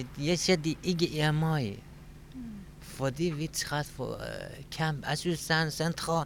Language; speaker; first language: Danish; non-native, learner; Kurdish